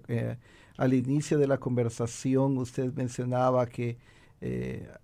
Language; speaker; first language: Spanish; native; Spanish